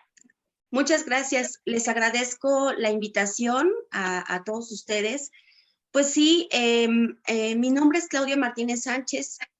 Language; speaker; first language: Spanish; native; Spanish